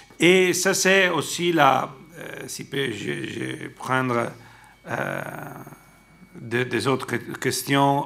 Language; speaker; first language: French; non-native, fluent; Italian